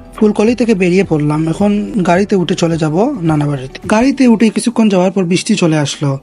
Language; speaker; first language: Bangla; non-native, local second language; Sylheti